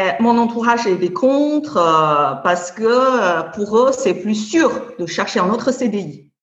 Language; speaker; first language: French; non-native, fluent; Chinese